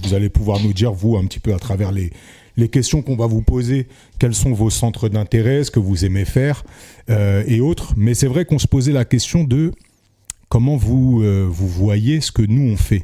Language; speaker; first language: French; native; French